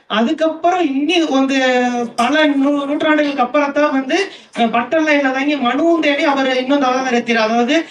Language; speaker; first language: Tamil; non-native, local second language; Kannada